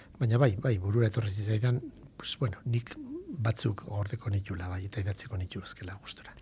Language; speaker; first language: Basque; non-native, local second language; Spanish